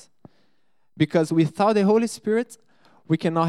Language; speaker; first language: English; non-native, fluent; Portuguese